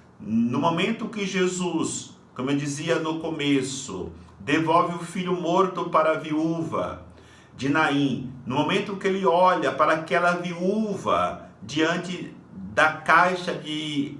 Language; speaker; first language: Portuguese; native; Portuguese